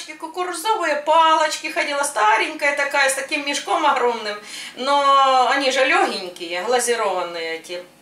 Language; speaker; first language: Russian; non-native, local second language; Ukrainian